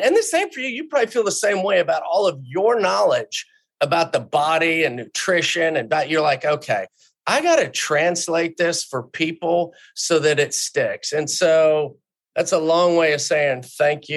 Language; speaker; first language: English; native; English